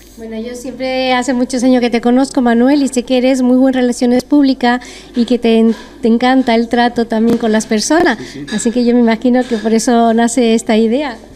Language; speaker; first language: Spanish; native; Spanish